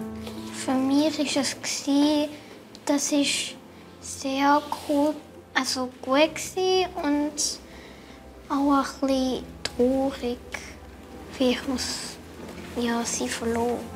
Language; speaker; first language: German; early bilingual, other home language; Korean